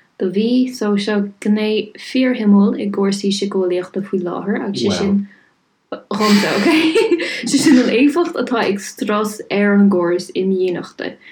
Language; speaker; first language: Irish; native; Irish